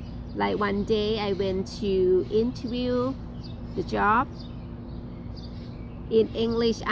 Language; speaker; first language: English; non-native, learner; Thai